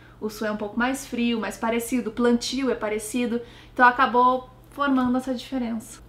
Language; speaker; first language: Portuguese; native; Portuguese